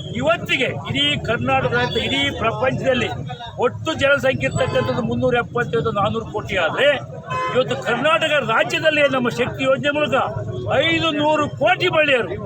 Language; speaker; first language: Kannada; native; Kannada